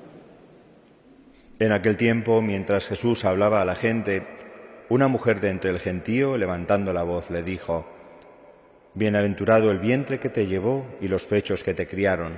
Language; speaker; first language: Spanish; native; Spanish